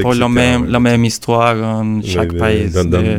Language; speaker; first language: French; non-native, learner; Spanish